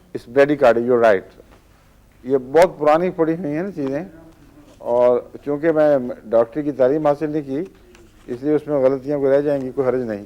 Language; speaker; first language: Urdu; native; Urdu